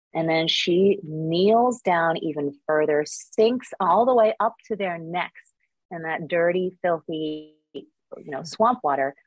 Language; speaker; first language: English; early bilingual, other home language; Korean